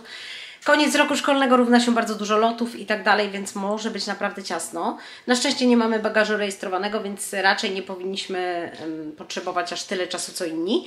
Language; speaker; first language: Polish; native; Polish